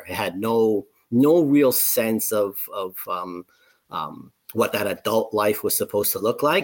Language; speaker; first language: English; native; English